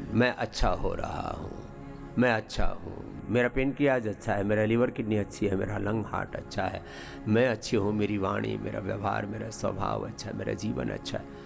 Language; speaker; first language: Hindi; native; Hindi